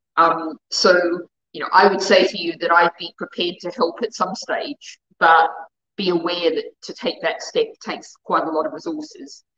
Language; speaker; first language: English; native; English